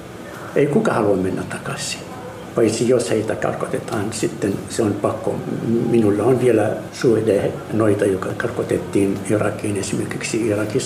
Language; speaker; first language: Finnish; non-native, fluent; Arabic